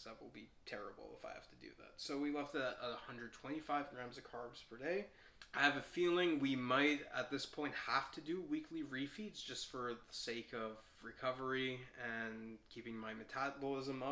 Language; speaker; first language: English; native; English